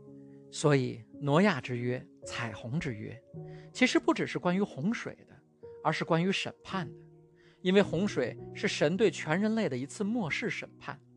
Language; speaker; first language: Chinese; native; Chinese